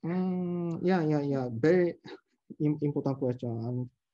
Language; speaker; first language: English; non-native, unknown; Japanese